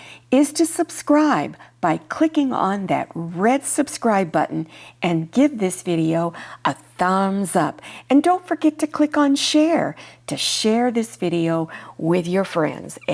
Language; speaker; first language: English; native; English